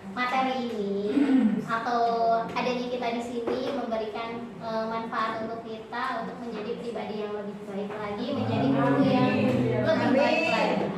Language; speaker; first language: Indonesian; native; Indonesian